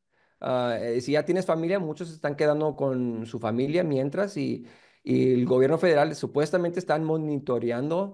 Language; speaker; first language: Spanish; early bilingual, heritage; Spanish